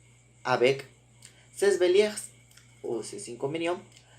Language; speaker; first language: French; non-native, learner; Spanish